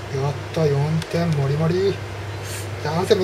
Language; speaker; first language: Japanese; native; Japanese